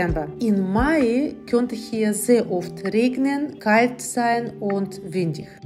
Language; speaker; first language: German; non-native, fluent; Russian